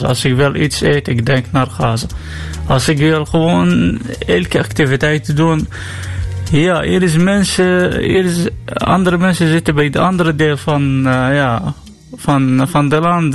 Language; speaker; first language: Dutch; non-native, learner; Arabic